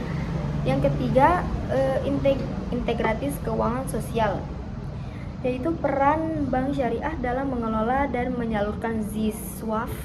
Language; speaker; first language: Indonesian; native; Indonesian